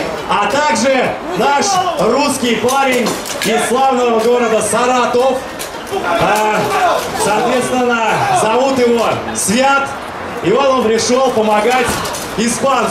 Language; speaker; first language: Russian; native; Russian